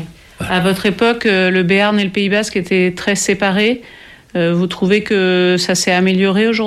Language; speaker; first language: French; native; French